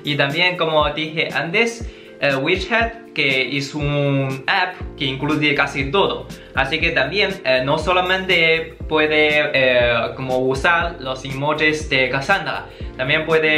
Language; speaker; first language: Spanish; non-native, learner; Chinese